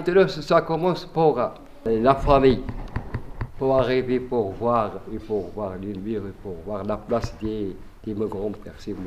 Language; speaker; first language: French; non-native, learner; Arabic